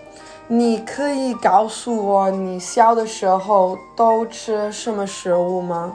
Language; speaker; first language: Chinese; early bilingual, heritage; Chinese